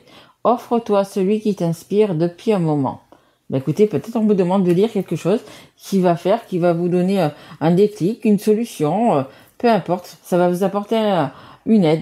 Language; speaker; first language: French; native; French